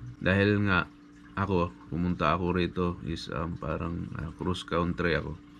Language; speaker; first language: Filipino; non-native, local second language; Cebuano